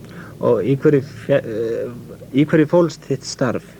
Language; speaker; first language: Icelandic; native; Icelandic